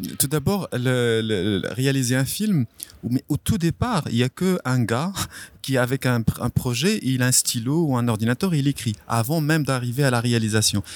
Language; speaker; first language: French; non-native, local second language; Arabic